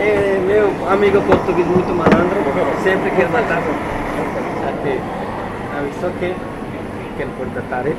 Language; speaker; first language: Portuguese; non-native, learner; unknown